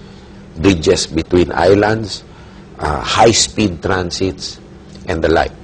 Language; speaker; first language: English; non-native, local second language; Filipino